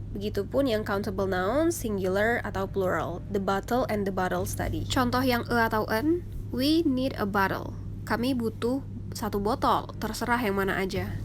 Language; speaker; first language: Indonesian; native; Indonesian